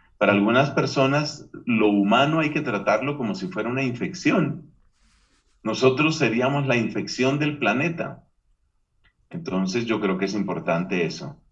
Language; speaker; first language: Spanish; native; Spanish